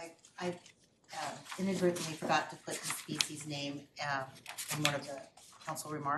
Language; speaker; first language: English; native; English